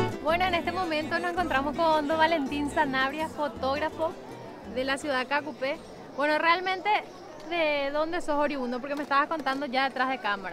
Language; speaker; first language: Spanish; native; Spanish